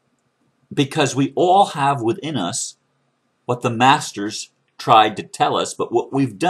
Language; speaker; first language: English; native; English